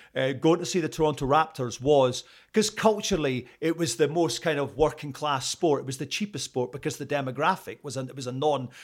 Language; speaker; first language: English; native; English